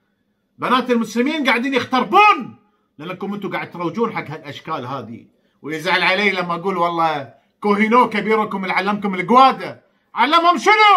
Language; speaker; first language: Arabic; native; Arabic